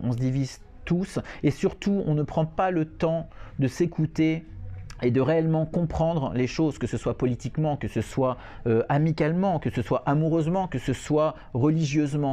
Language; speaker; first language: French; native; French